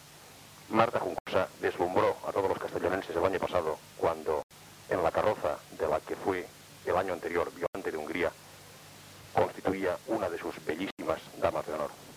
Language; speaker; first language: Spanish; native; Spanish